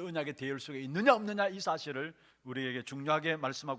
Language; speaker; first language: Korean; native; Korean